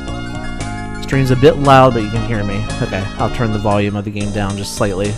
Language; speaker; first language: English; native; English